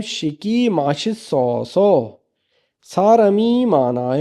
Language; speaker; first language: Korean; non-native, learner; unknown